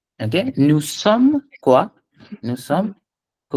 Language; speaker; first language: French; non-native, fluent; Hindi